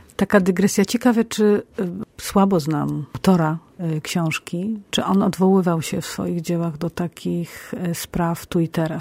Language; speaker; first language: Polish; native; Polish